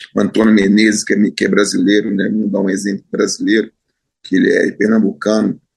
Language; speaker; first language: Portuguese; native; Portuguese